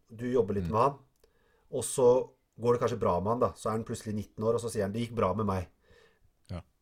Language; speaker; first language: Norwegian; early bilingual, other home language; Arabic